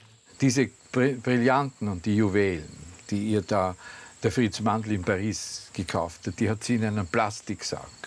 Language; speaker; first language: German; native; German